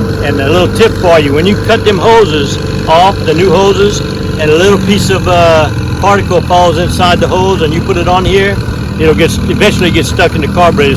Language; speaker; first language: English; native; English